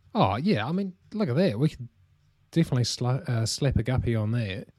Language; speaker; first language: English; native; English